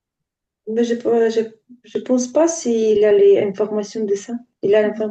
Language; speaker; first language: French; non-native, learner; Ukrainian